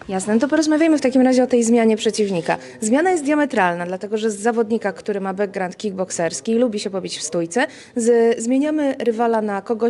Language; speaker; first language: Polish; native; Polish